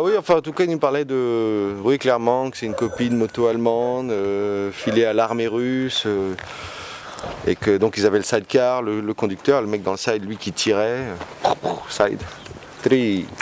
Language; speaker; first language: French; native; French